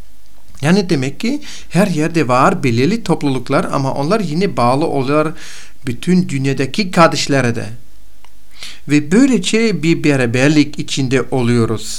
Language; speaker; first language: Turkish; non-native, fluent; Bulgarian